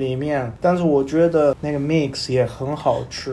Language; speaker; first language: Chinese; non-native, learner; Spanish